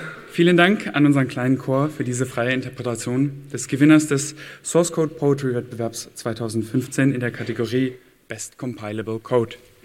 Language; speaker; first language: German; native; German